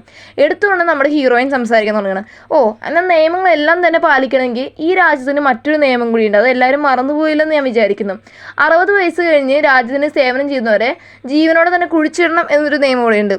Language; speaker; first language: Malayalam; native; Malayalam